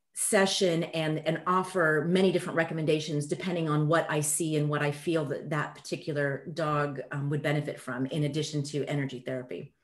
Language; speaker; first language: English; early bilingual, other home language; French